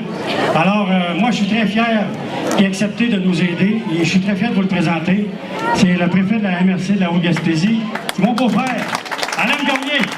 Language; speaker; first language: French; native; French